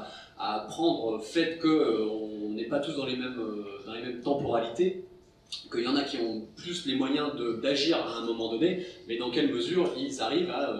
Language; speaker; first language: French; native; French